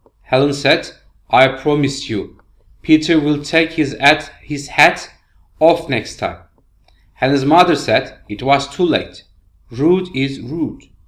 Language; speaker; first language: English; non-native, fluent; Turkish